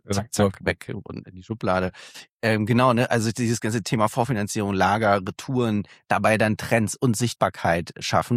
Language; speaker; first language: German; native; German